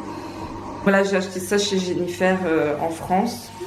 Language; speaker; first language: French; native; French